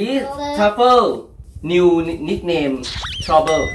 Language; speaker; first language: English; non-native, learner; Thai